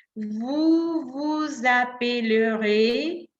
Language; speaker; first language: French; non-native, fluent; Spanish